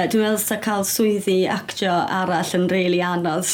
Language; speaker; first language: Welsh; native; Welsh